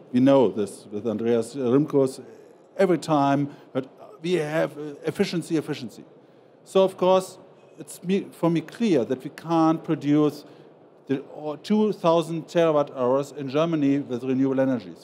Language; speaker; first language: English; non-native, fluent; German